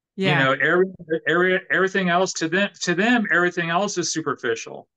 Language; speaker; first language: English; native; English